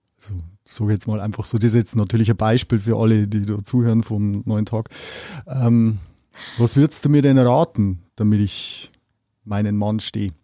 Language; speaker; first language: German; native; German